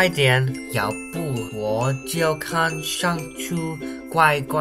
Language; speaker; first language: Chinese; non-native, learner; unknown